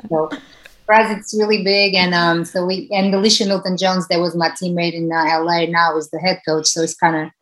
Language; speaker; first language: English; non-native, fluent; Portuguese